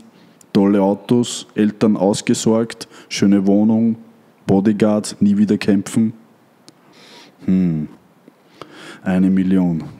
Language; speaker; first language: German; native; German